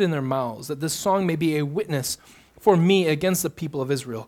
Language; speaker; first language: English; native; English